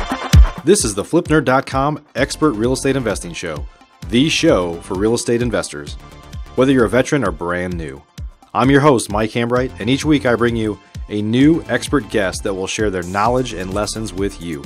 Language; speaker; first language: English; native; English